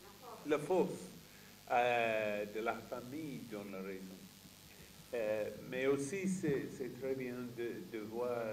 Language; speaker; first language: French; non-native, fluent; English